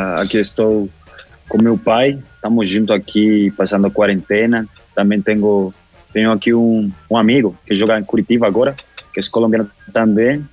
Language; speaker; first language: Portuguese; non-native, local second language; Spanish